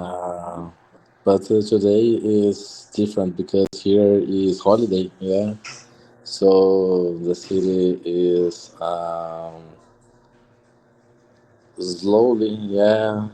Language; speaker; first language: English; non-native, learner; Portuguese